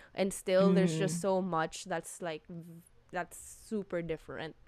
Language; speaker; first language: English; non-native, local second language; Cebuano